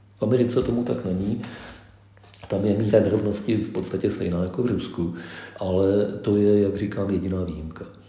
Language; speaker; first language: Czech; native; Czech